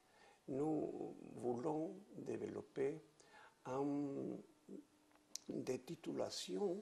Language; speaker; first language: French; non-native, fluent; Spanish